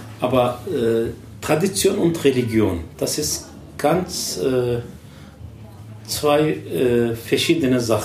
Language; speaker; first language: German; non-native, learner; Turkish